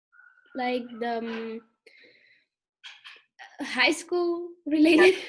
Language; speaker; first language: English; non-native, learner; Spanish